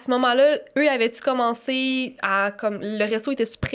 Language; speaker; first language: French; native; French